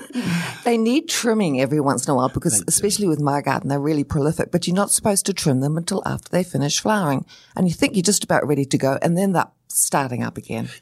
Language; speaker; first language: English; native; English